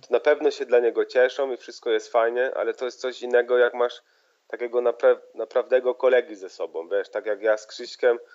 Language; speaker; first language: Polish; early bilingual, heritage; Polish